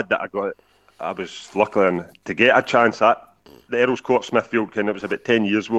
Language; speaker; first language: English; native; English